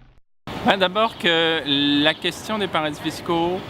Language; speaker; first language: French; native; French